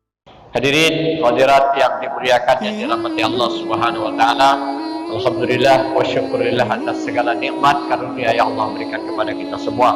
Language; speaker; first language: Indonesian; native; Indonesian